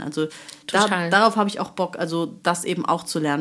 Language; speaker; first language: German; native; German